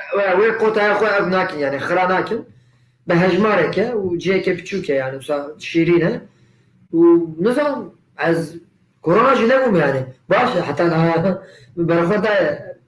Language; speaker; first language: Kurdish; non-native, local second language; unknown